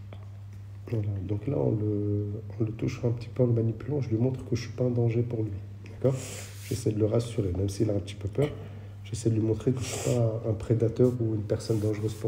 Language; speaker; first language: French; native; French